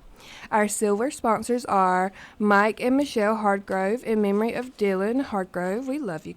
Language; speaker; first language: English; native; English